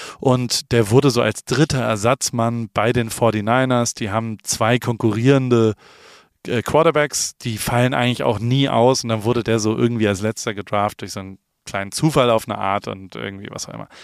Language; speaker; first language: German; native; German